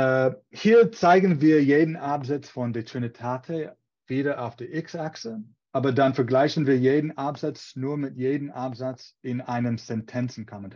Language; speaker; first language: German; non-native, fluent; English